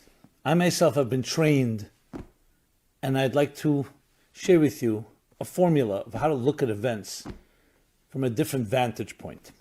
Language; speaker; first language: English; native; English